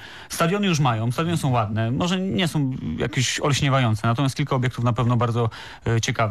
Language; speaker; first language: Polish; native; Polish